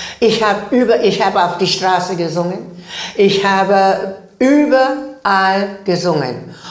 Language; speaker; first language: German; non-native, learner; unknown